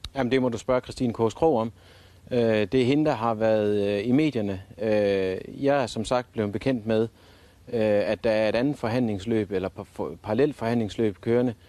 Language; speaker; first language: Danish; native; Danish